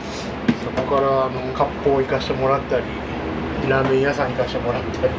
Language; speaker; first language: Japanese; native; Japanese